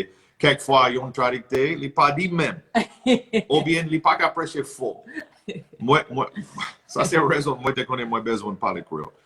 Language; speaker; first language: Haitian Creole; non-native, learner; English